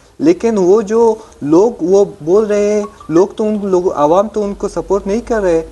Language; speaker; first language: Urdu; non-native, fluent; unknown